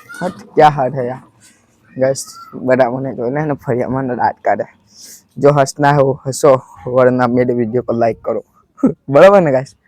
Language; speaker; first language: Gujarati; native; Gujarati